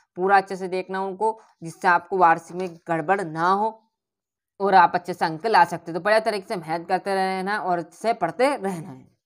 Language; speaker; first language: Hindi; native; Hindi